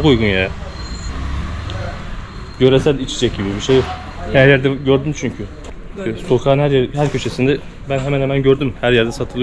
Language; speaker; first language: Turkish; native; Turkish